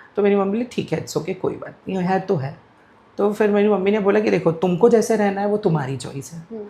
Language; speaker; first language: Hindi; non-native, local second language; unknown